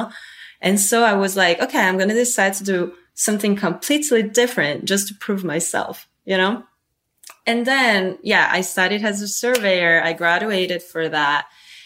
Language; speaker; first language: English; non-native, fluent; Italian